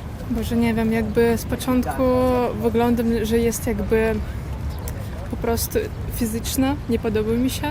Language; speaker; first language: Polish; non-native, fluent; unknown